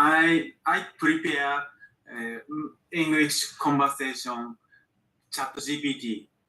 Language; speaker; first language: English; non-native, learner; Japanese